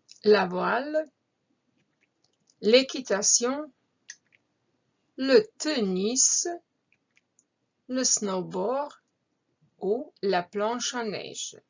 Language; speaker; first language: French; non-native, fluent; Croatian